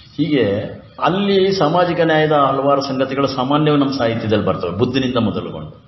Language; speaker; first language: Kannada; native; Kannada